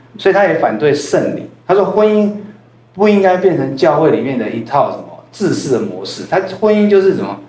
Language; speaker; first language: Chinese; non-native, local second language; Min Nan Chinese